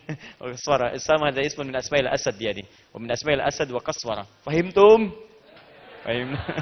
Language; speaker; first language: Arabic; non-native, fluent; Indonesian